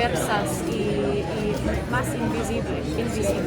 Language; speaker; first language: Spanish; non-native, learner; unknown